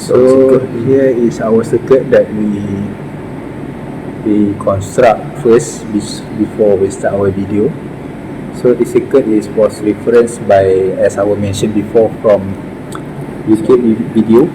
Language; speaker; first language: English; non-native, learner; Malay